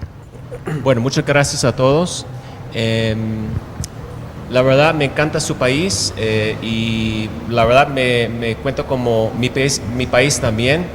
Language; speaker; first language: Spanish; non-native, fluent; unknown